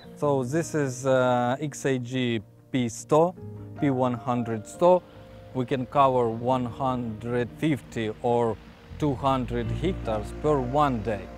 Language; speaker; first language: English; non-native, learner; Ukrainian